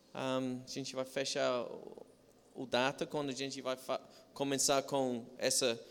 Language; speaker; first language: Portuguese; non-native, fluent; English